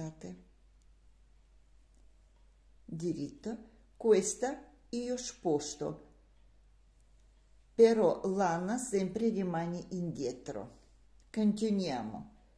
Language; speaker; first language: Italian; non-native, learner; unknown